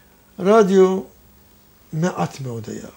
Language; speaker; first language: Hebrew; non-native, fluent; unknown